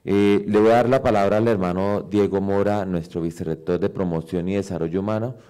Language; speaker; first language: Spanish; native; Spanish